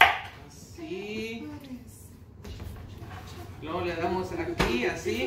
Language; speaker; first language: Spanish; native; Spanish